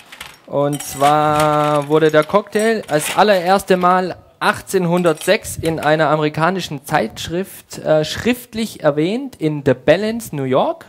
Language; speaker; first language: German; native; German